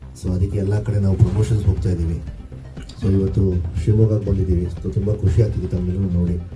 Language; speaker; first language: Kannada; non-native, local second language; Urdu